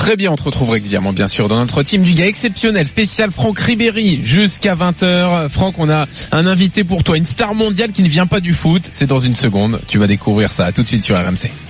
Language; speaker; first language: French; native; French